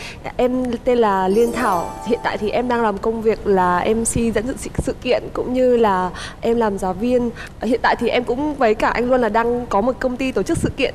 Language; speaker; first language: Vietnamese; native; Vietnamese